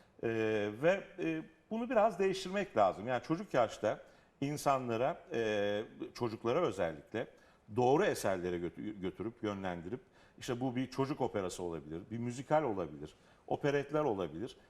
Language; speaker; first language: Turkish; non-native, fluent; Italian